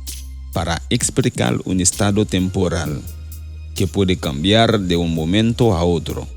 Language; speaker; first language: Spanish; non-native, fluent; Haitian Creole